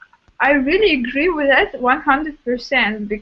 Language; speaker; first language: English; non-native, fluent; Russian